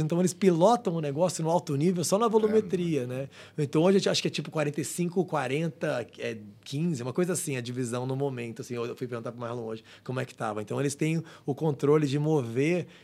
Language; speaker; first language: Portuguese; non-native, fluent; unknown